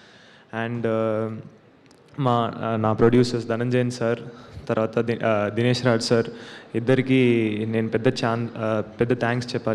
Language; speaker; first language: Telugu; non-native, learner; Tamil